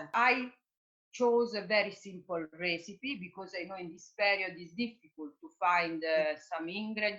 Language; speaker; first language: English; non-native, fluent; Italian